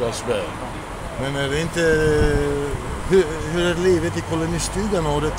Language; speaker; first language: Swedish; native; Swedish